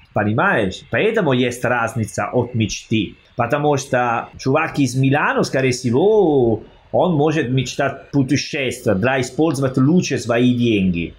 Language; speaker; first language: Russian; non-native, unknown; Italian